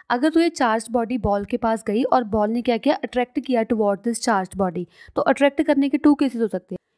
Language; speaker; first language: Hindi; native; Hindi